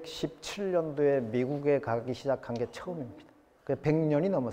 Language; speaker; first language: Korean; native; Korean